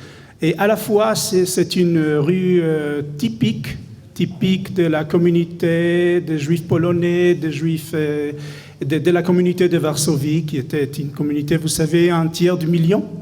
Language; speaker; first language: French; non-native, fluent; Hebrew